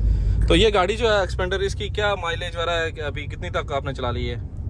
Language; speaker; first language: Hindi; native; Hindi